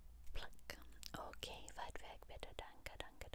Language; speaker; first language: German; non-native, learner; English